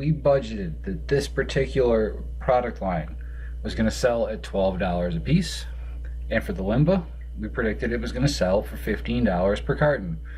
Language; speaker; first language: English; native; English